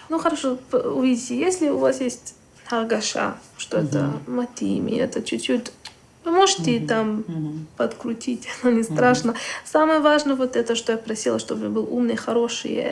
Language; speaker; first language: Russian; early bilingual, heritage; Russian